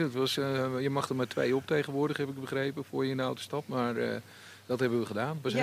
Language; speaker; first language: Dutch; native; Dutch